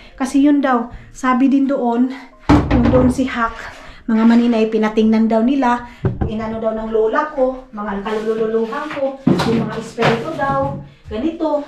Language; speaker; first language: Filipino; non-native, local second language; Cebuano